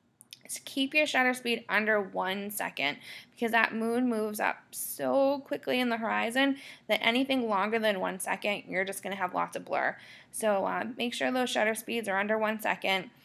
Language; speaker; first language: English; native; English